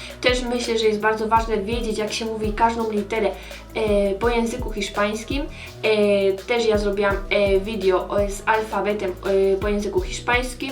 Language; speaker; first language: Polish; early bilingual, heritage; Polish